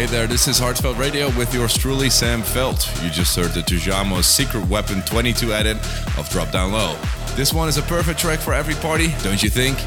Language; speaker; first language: English; non-native, fluent; Dutch